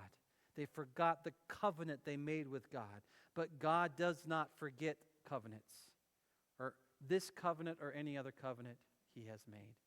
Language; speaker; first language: English; native; English